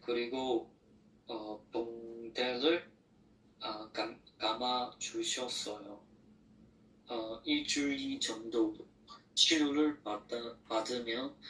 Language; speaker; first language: Korean; non-native, learner; Chinese